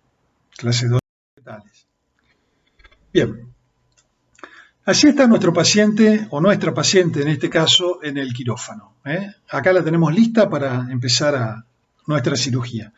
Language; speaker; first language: Spanish; native; Spanish